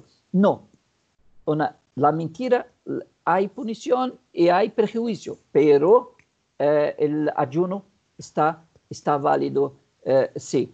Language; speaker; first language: Spanish; non-native, fluent; Portuguese